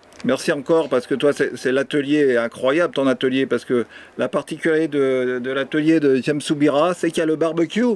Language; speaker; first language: French; native; French